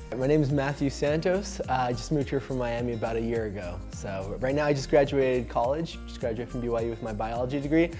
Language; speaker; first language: English; native; English